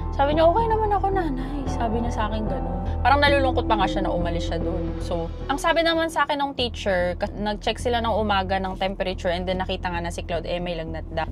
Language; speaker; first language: Filipino; native; Filipino